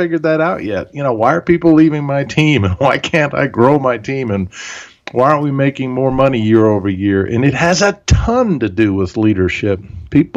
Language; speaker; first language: English; early bilingual, other home language; German